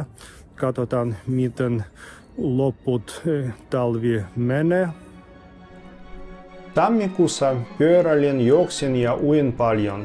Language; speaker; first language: Finnish; non-native, fluent; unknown